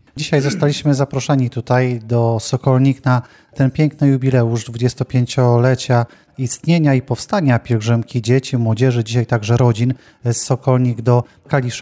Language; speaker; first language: Polish; native; Polish